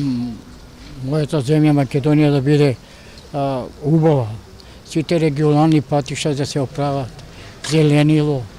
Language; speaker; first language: Macedonian; non-native, local second language; Albanian